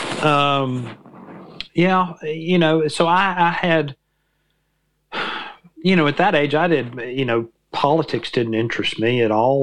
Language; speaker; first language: English; native; English